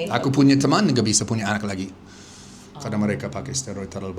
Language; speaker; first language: Indonesian; non-native, fluent; English